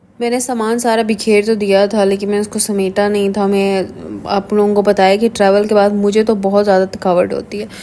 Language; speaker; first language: Urdu; native; Urdu